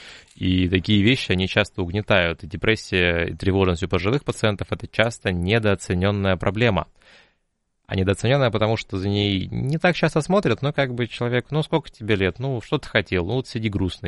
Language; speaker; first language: Russian; native; Russian